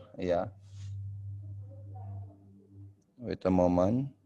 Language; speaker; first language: English; non-native, fluent; Indonesian